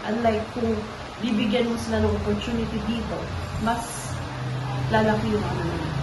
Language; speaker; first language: Filipino; non-native, local second language; Pampanga